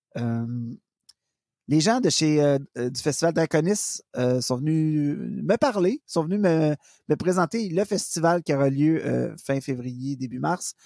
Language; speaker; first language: French; native; French